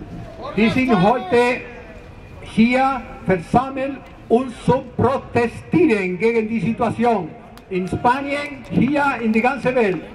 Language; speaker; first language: German; non-native, fluent; Spanish